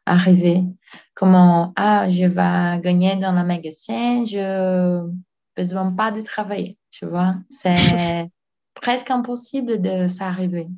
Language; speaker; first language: French; non-native, learner; Portuguese